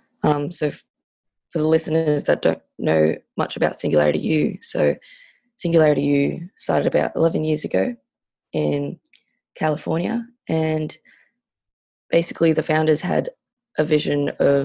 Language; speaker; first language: English; non-native, local second language; Filipino